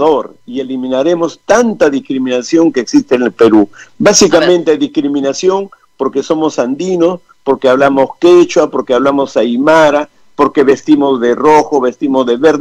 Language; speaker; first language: Spanish; native; Spanish